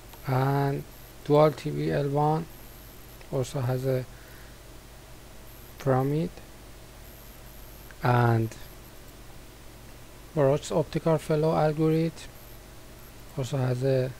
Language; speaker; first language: English; non-native, fluent; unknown